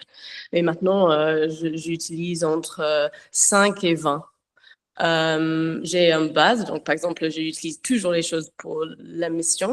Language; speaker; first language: French; non-native, learner; English